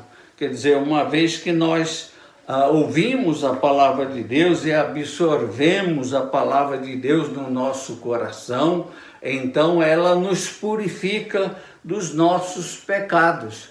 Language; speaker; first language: Portuguese; native; Portuguese